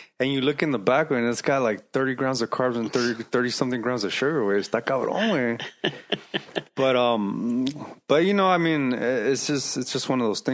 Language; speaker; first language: English; early bilingual, other home language; Spanish